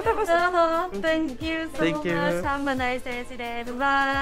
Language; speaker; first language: English; non-native, local second language; Filipino